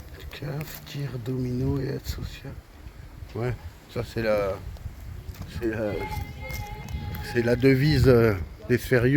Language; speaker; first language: French; native; French